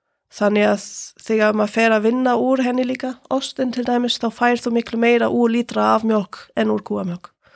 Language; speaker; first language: Icelandic; non-native, fluent; German